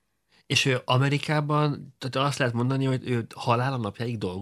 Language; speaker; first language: Hungarian; native; Hungarian